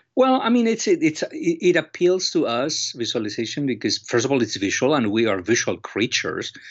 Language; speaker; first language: English; non-native, fluent; Spanish